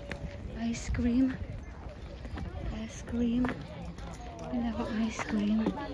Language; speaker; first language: Japanese; non-native, learner; Filipino